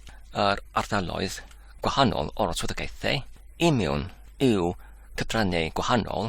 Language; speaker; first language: Welsh; non-native, learner; English